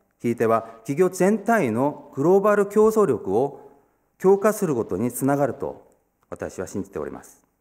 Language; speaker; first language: Japanese; non-native, fluent; Korean